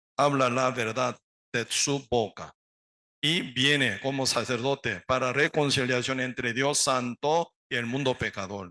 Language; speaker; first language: Spanish; non-native, learner; Korean